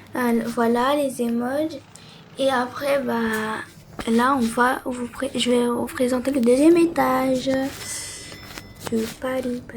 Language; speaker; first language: French; native; French